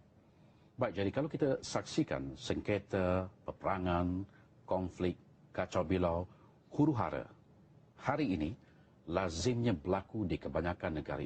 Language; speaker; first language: Malay; native; Malay